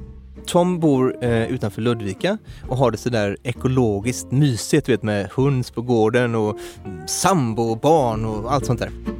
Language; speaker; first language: Swedish; native; Swedish